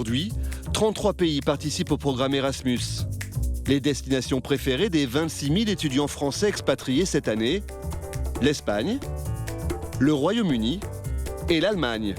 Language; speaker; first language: French; native; French